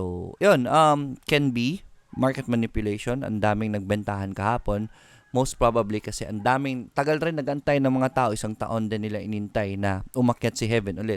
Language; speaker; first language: Filipino; native; Filipino